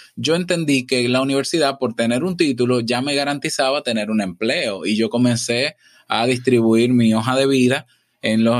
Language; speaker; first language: Spanish; native; Spanish